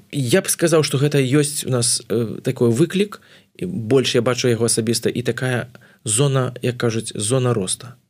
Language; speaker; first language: Belarusian; non-native, local second language; Russian